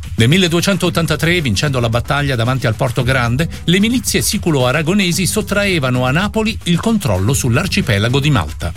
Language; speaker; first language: Italian; native; Italian